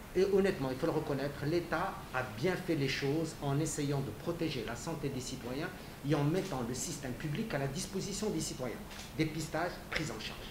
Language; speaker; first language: French; non-native, local second language; Arabic